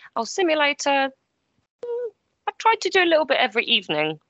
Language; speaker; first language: English; early bilingual, other home language; Polish